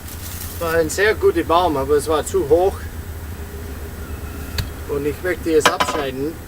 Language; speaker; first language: German; non-native, learner; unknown